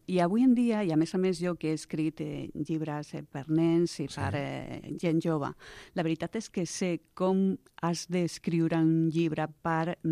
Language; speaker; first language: Catalan; non-native, local second language; Spanish